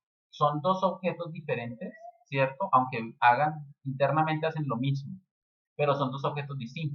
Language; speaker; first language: Spanish; native; Spanish